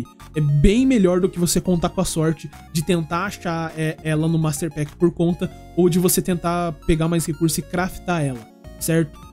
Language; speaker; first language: Portuguese; native; Portuguese